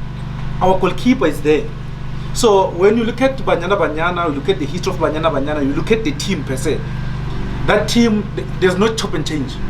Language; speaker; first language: English; non-native, local second language; Zulu